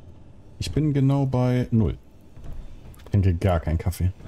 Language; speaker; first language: German; native; German